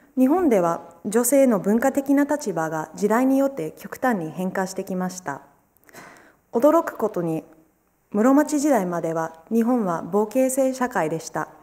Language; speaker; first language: Japanese; non-native, fluent; English